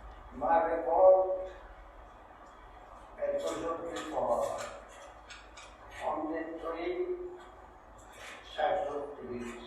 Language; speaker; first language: French; non-native, fluent; Portuguese